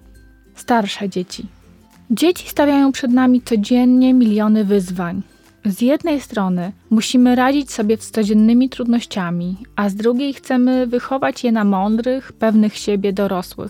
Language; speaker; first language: Polish; native; Polish